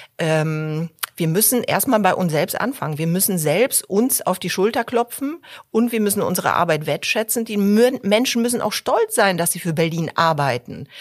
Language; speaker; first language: German; early bilingual, other home language; Polish